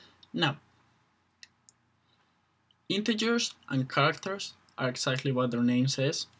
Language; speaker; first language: English; non-native, fluent; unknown